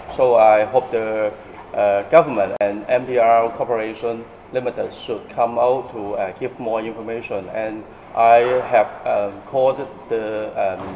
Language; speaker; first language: English; non-native, local second language; Cantonese